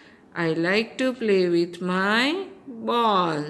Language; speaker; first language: English; non-native, local second language; Hindi